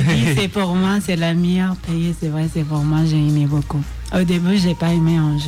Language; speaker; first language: French; non-native, learner; Oromo